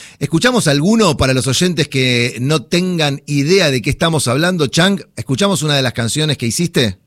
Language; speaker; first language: Spanish; native; Spanish